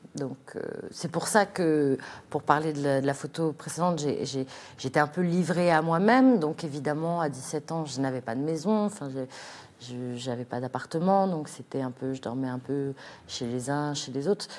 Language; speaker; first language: French; native; French